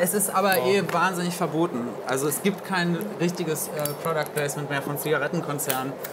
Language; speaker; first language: German; native; German